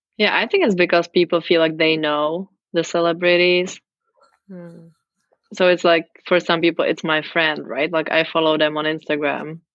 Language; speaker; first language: English; non-native, fluent; Czech